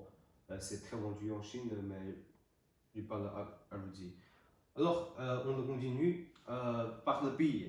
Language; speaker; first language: French; non-native, learner; Chinese